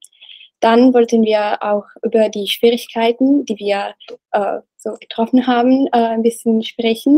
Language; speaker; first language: German; non-native, learner; Italian